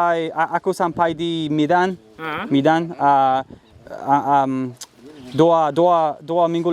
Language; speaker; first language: Indonesian; non-native, learner; English